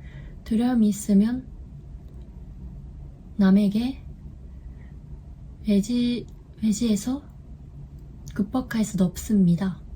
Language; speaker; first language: Korean; non-native, learner; Japanese